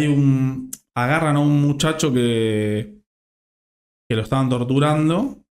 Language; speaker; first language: Spanish; native; Spanish